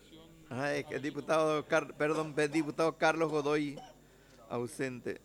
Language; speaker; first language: Spanish; native; Spanish